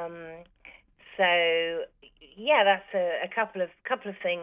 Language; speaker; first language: English; native; English